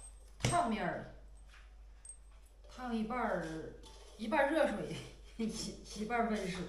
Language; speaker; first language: Chinese; native; Chinese